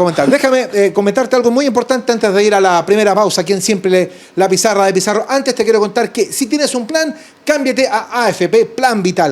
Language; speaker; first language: Spanish; native; Spanish